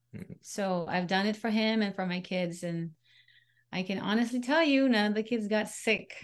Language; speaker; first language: English; non-native, local second language; Pampanga